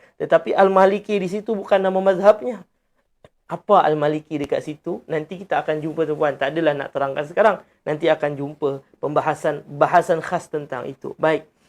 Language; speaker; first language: Malay; native; Malay